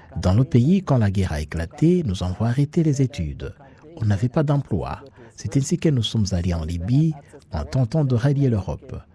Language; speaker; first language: French; non-native, local second language; Kinyarwanda